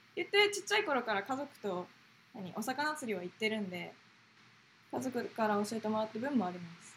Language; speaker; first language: Japanese; native; Japanese